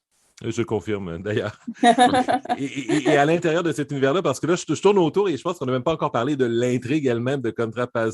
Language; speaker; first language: French; native; French